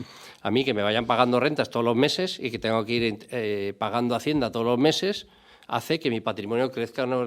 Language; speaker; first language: Spanish; native; Spanish